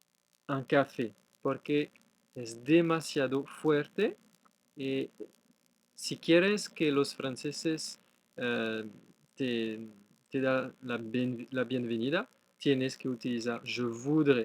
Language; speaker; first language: Spanish; non-native, fluent; French